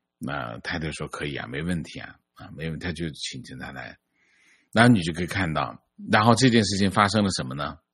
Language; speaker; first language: Chinese; native; Chinese